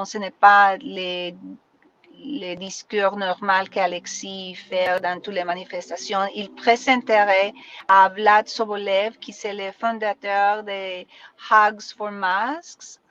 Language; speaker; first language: French; non-native, learner; Spanish